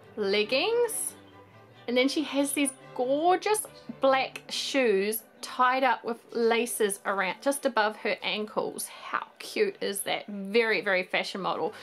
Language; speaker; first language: English; native; English